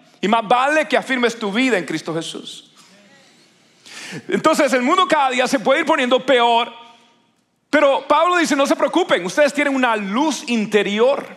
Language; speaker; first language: Spanish; native; Spanish